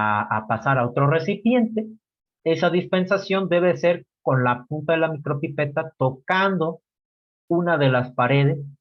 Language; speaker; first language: Spanish; native; Spanish